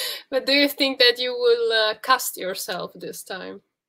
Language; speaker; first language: English; non-native, fluent; Italian